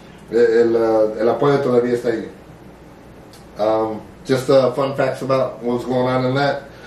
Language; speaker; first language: Spanish; early bilingual, other home language; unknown